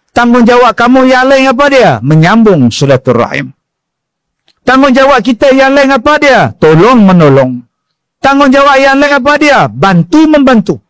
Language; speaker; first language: Malay; native; Malay